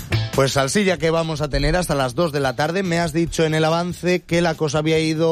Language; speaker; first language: Spanish; native; Spanish